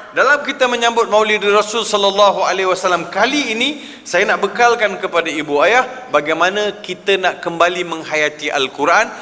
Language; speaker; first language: Malay; non-native, local second language; Tamil